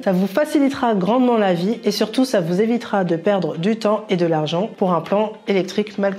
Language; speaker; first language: French; native; French